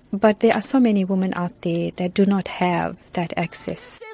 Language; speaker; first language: English; native; English